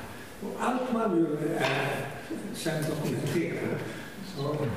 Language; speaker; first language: Swedish; non-native, fluent; German